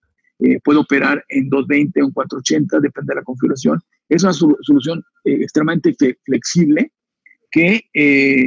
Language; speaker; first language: Spanish; native; Spanish